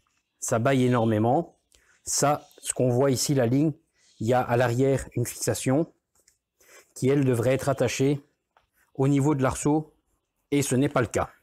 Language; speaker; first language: French; native; French